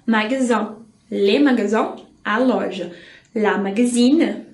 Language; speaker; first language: French; non-native, fluent; Portuguese